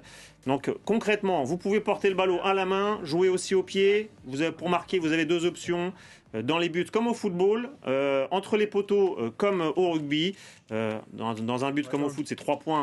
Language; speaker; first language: French; native; French